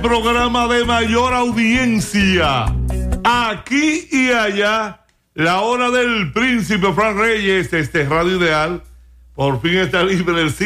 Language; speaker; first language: Spanish; native; Spanish